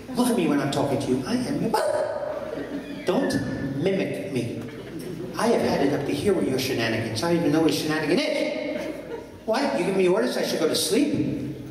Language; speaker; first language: English; native; English